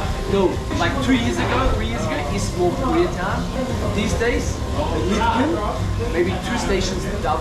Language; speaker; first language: English; native; English